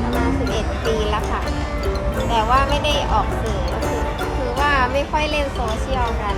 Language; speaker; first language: Thai; native; Thai